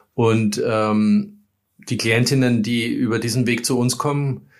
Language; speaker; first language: German; native; German